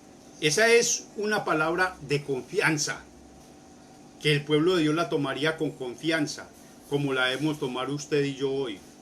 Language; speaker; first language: Spanish; native; Spanish